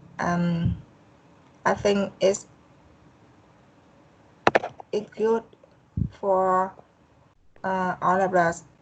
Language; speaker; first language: English; non-native, learner; Vietnamese